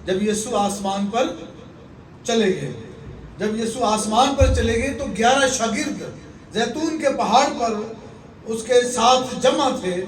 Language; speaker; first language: Urdu; native; Urdu